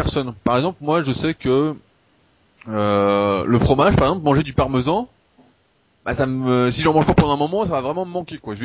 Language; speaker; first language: French; native; French